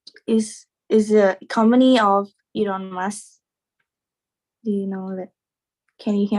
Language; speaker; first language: English; non-native, learner; Thai